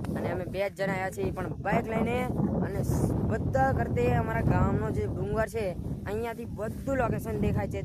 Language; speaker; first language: Gujarati; non-native, local second language; Rathawi